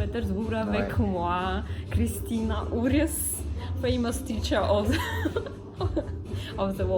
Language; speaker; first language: French; non-native, learner; Russian